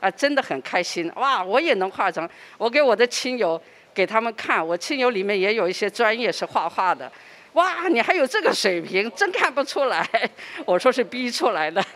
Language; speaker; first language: Chinese; native; Chinese